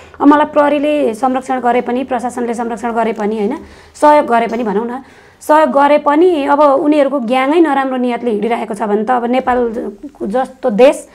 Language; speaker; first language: Nepali; native; Nepali